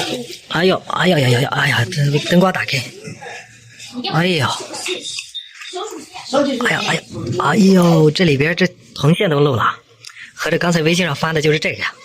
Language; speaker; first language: Chinese; native; Chinese